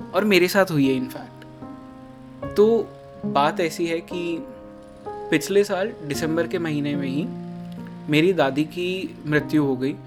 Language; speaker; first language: Hindi; native; Hindi